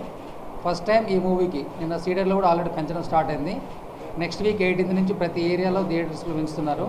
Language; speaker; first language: Telugu; native; Telugu